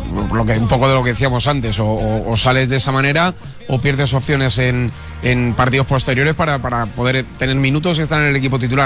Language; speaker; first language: Spanish; native; Spanish